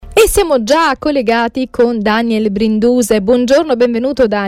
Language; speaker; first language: Italian; native; Italian